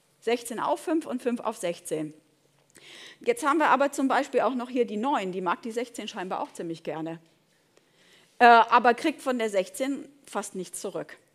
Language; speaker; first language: German; native; German